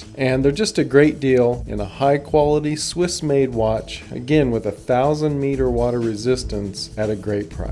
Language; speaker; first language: English; native; English